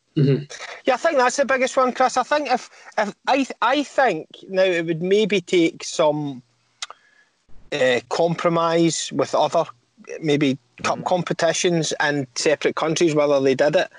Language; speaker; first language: English; native; English